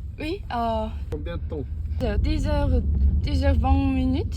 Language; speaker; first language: French; non-native, learner; Korean